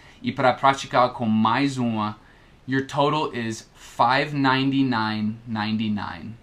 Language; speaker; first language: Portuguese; non-native, fluent; English